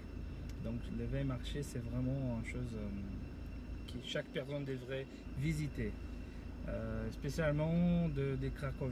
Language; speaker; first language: French; non-native, fluent; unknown